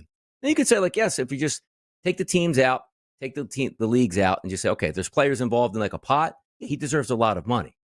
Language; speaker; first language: English; native; English